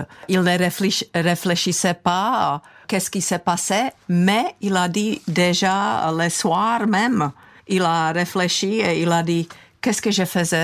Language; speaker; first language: French; non-native, fluent; Czech